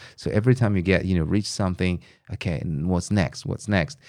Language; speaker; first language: English; non-native, fluent; Italian